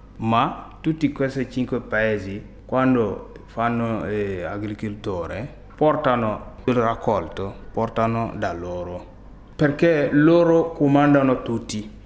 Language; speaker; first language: Italian; non-native, learner; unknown